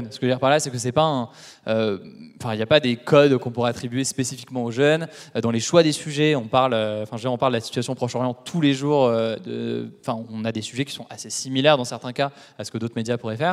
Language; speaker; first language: French; native; French